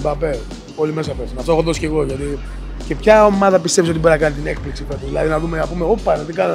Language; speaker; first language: Greek; native; Greek